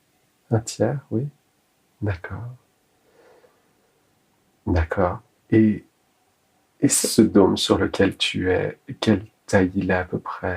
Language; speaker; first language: French; native; French